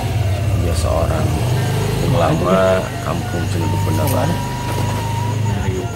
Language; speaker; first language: Indonesian; native; Indonesian